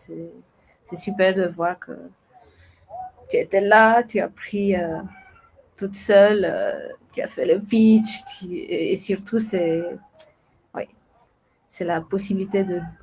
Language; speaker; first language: French; non-native, fluent; Romanian